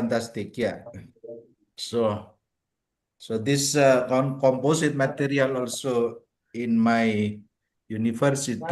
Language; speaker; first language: English; non-native, learner; Indonesian